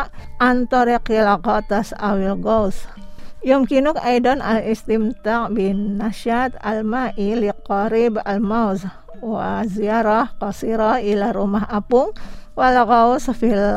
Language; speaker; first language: Arabic; non-native, fluent; Indonesian